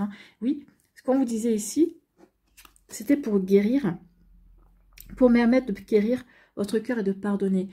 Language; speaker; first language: French; native; French